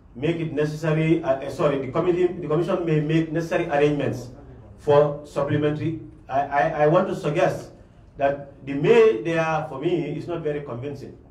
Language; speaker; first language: English; non-native, local second language; Mandingo